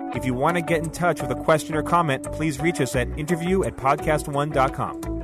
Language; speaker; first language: English; native; English